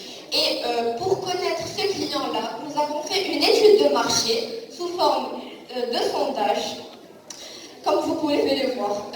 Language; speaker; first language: French; non-native, local second language; Arabic